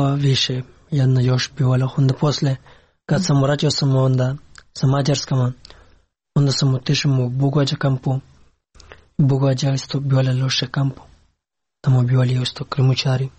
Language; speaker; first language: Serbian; non-native, learner; Pashto